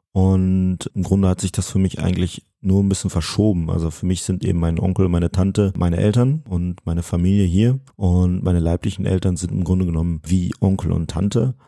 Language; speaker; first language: German; early bilingual, other home language; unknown